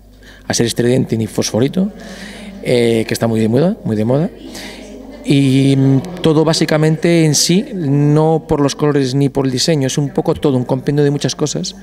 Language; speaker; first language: Spanish; native; Spanish